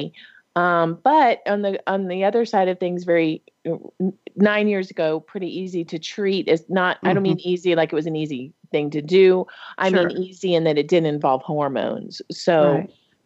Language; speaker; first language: English; native; English